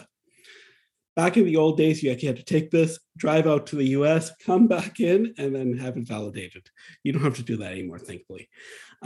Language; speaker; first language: English; native; English